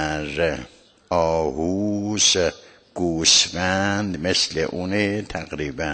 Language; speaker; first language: Persian; native; Persian